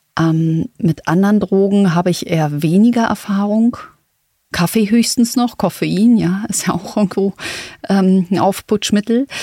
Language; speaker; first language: German; native; German